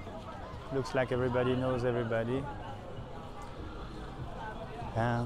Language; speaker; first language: English; non-native, fluent; French